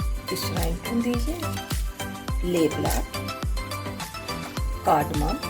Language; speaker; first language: German; non-native, learner; Hindi